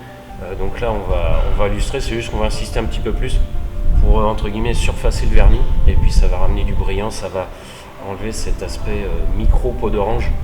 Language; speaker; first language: French; native; French